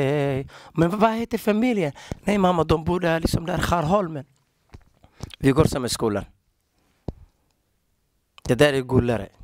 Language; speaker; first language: Swedish; non-native, learner; Somali